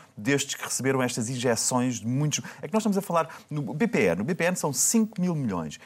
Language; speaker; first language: Portuguese; native; Portuguese